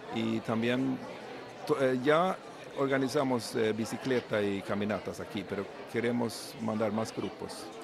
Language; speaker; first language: Spanish; non-native, learner; Swedish